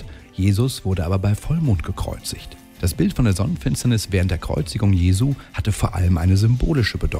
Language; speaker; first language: German; native; German